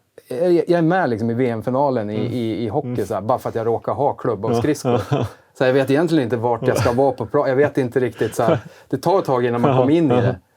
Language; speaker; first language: Swedish; native; Swedish